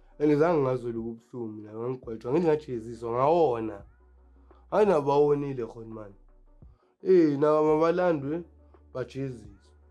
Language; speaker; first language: Zulu; native; Zulu